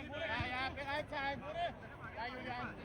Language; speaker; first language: German; native; German